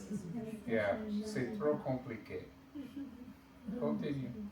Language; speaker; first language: French; non-native, learner; English